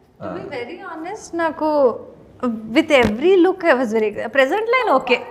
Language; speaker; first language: Telugu; non-native, learner; Kannada